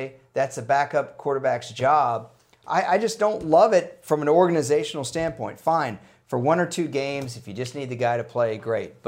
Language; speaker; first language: English; native; English